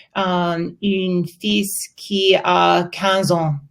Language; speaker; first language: French; non-native, learner; English